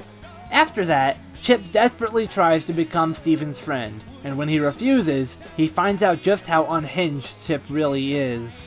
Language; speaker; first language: English; native; English